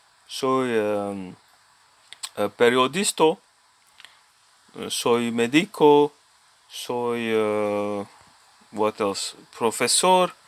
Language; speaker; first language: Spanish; non-native, learner; English